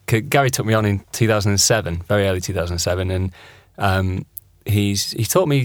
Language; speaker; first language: English; native; English